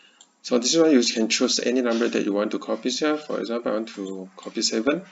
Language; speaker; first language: English; non-native, learner; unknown